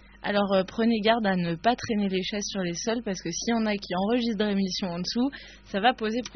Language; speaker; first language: French; native; French